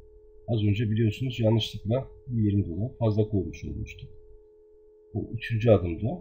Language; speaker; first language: Turkish; native; Turkish